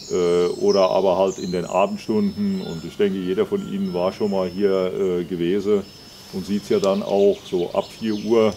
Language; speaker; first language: German; native; German